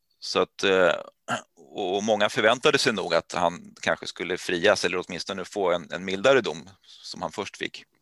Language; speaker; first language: Swedish; native; Swedish